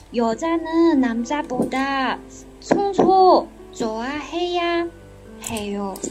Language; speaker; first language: Korean; non-native, learner; Chinese